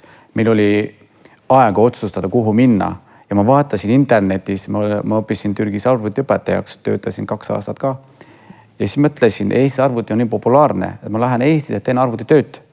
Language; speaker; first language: Estonian; non-native, fluent; Kurdish